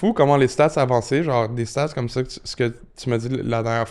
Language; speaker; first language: French; native; French